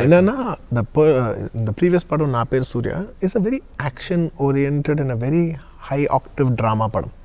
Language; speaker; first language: Tamil; non-native, local second language; Telugu